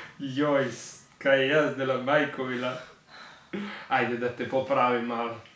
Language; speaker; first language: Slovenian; early bilingual, other home language; Serbian